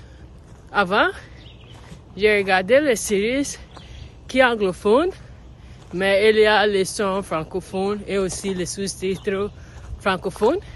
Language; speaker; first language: French; non-native, learner; English